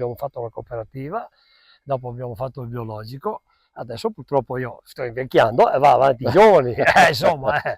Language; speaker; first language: Italian; non-native, local second language; Venetian